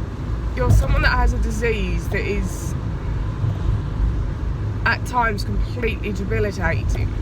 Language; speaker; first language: English; native; English